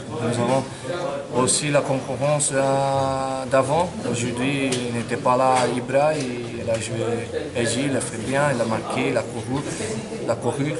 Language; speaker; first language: French; non-native, fluent; Portuguese